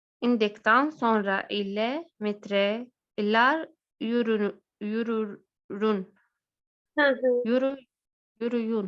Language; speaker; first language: Turkish; non-native, learner; Arabic